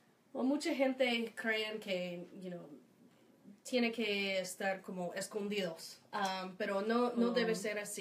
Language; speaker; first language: Spanish; non-native, fluent; English